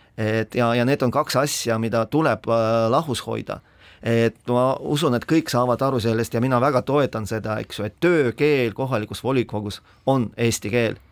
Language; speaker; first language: Estonian; non-native, local second language; Russian